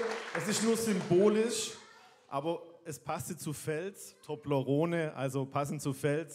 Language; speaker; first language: German; native; German